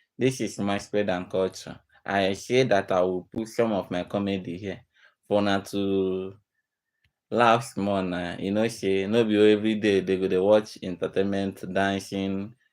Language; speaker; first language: Nigerian Pidgin; non-native, local second language; Igbo